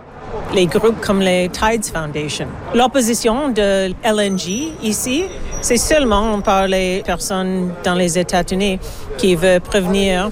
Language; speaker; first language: French; non-native, learner; English